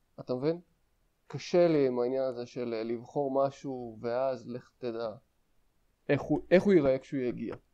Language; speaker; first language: Hebrew; native; Hebrew